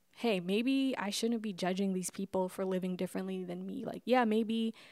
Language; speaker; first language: English; native; English